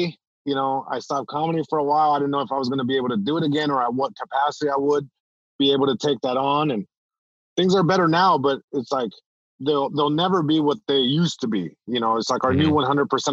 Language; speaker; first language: English; early bilingual, other home language; Spanish